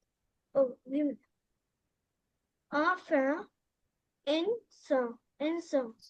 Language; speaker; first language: French; non-native, learner; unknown